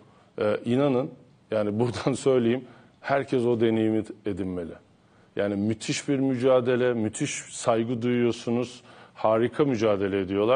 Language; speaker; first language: Turkish; native; Turkish